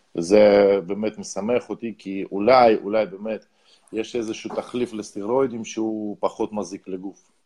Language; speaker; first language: Hebrew; non-native, fluent; Russian